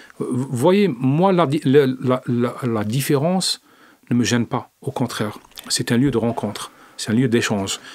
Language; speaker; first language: French; non-native, local second language; Arabic